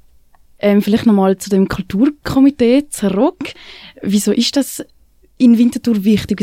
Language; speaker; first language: German; native; German